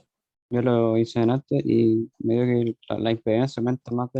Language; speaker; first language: Spanish; native; Spanish